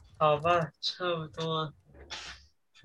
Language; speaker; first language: Chinese; early bilingual, heritage; Chinese